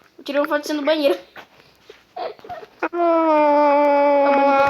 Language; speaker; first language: Portuguese; native; Portuguese